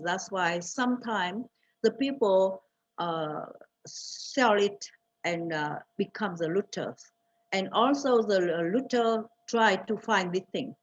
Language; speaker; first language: English; non-native, fluent; Vietnamese